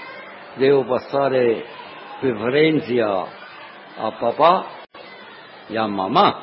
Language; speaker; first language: Italian; non-native, learner; Sicilian